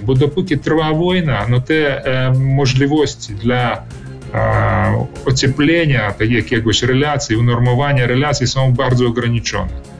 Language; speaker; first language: Polish; early bilingual, heritage; Polish